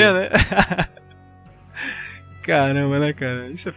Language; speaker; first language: Portuguese; native; Portuguese